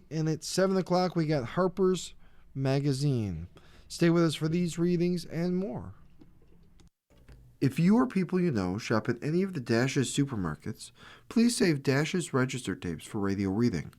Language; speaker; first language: English; native; English